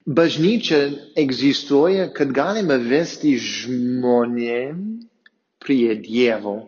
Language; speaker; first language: Lithuanian; non-native, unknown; English